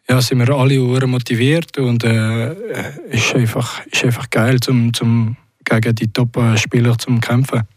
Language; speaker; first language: German; non-native, local second language; French